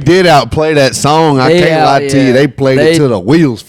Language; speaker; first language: English; native; English